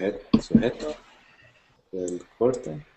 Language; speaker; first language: Spanish; non-native, learner; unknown